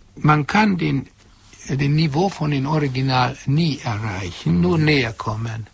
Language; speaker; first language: German; non-native, fluent; Hungarian